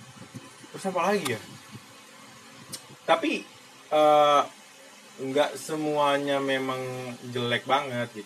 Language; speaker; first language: Indonesian; native; Indonesian